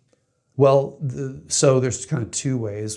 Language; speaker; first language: English; native; English